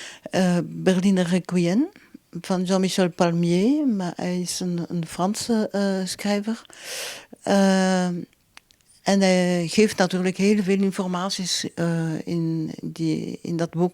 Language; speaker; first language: Dutch; non-native, local second language; French